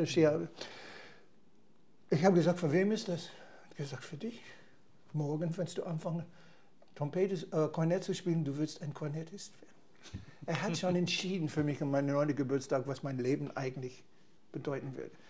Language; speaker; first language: German; non-native, fluent; English